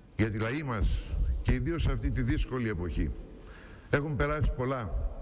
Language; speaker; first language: Greek; native; Greek